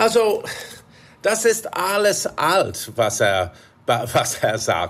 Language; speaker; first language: German; non-native, fluent; English